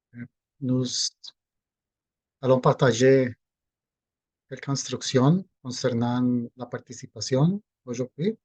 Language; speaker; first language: French; non-native, fluent; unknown